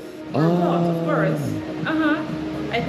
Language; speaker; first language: English; non-native, fluent; Spanish